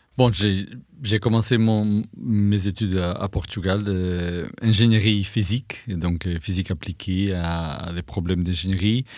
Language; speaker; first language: French; non-native, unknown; Portuguese